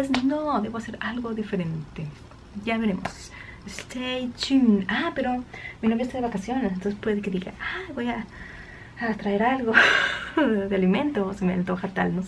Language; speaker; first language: Spanish; native; Spanish